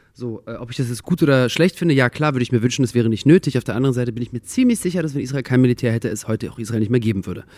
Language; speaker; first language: German; early bilingual, other home language; Russian